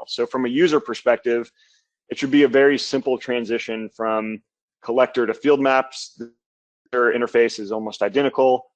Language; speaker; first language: English; native; English